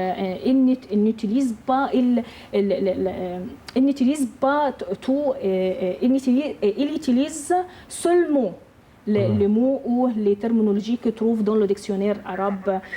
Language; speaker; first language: French; non-native, learner; Arabic